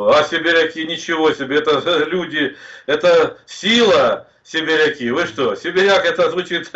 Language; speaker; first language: Russian; native; Russian